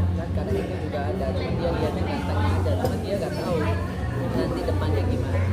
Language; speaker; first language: Indonesian; non-native, fluent; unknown